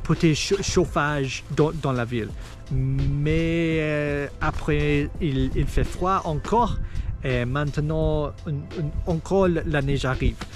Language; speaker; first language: French; non-native, learner; English